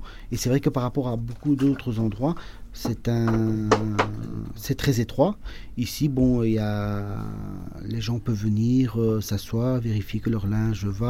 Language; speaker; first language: French; early bilingual, other home language; Spanish